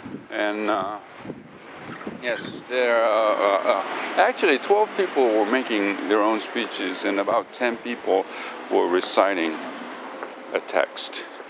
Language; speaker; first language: English; non-native, fluent; Japanese